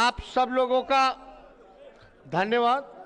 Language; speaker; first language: Hindi; native; Hindi